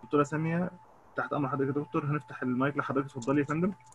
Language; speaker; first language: Arabic; native; Arabic